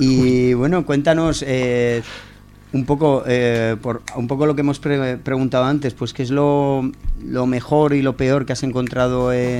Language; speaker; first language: Spanish; native; Spanish